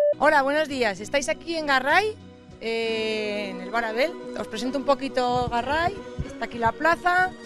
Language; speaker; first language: Spanish; native; Spanish